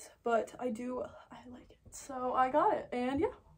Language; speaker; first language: English; native; English